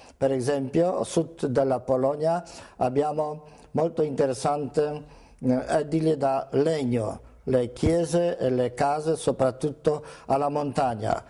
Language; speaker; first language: Italian; non-native, fluent; Polish